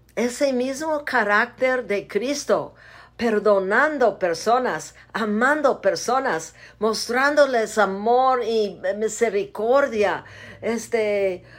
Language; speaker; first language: Spanish; non-native, fluent; English